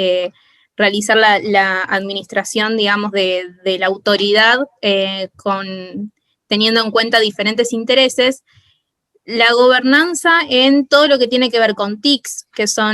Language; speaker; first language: Spanish; native; Spanish